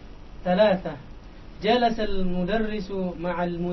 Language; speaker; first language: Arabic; non-native, learner; Indonesian